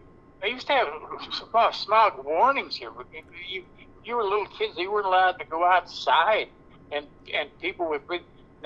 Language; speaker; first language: English; native; English